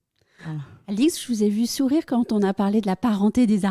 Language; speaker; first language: French; native; French